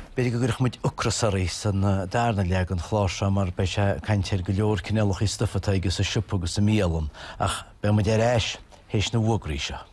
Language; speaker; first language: Irish; native; Irish